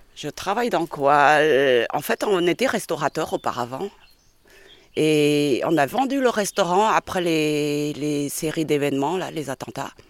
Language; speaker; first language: French; early bilingual, other home language; Khmer